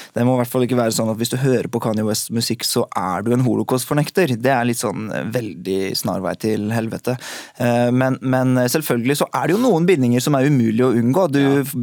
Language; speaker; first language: Norwegian; early bilingual, other home language; Urdu